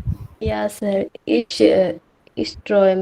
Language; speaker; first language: German; non-native, learner; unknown